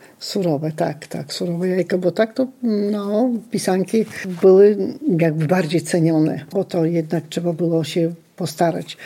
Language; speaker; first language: Polish; non-native, local second language; Lithuanian